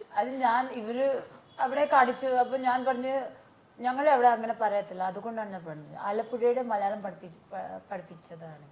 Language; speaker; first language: Malayalam; early bilingual, heritage; Malayalam